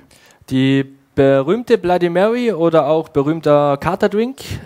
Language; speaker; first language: German; native; German